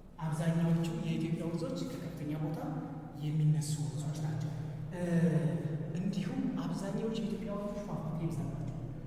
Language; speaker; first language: Amharic; native; Amharic